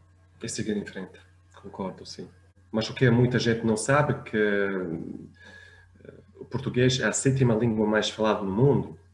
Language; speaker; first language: Portuguese; non-native, fluent; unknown